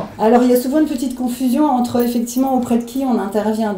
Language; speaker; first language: French; native; French